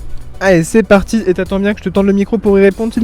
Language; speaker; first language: French; native; French